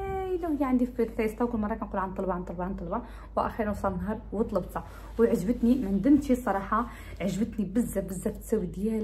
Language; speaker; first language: Arabic; early bilingual, heritage; Arabic